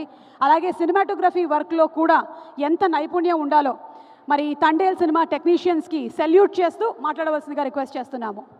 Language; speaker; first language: Telugu; native; Telugu